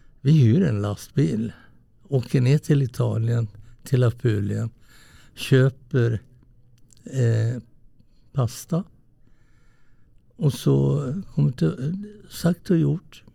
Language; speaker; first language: Swedish; early bilingual, other home language; Italian